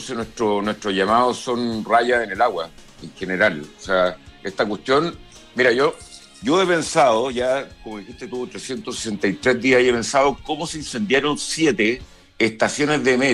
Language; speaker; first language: Spanish; native; Spanish